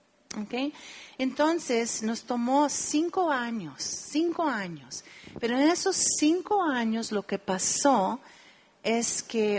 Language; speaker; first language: Spanish; early bilingual, heritage; Spanish